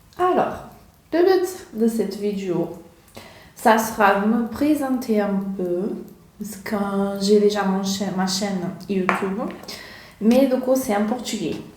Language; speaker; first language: French; non-native, learner; Portuguese